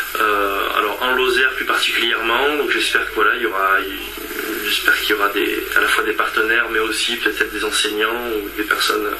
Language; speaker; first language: French; native; French